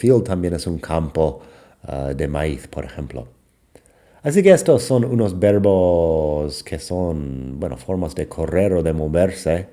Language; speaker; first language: Spanish; non-native, fluent; English